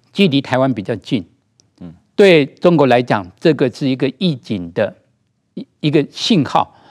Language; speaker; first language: Chinese; native; Chinese